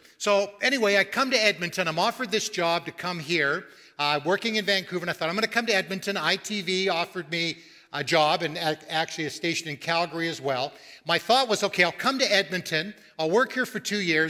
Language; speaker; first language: English; native; English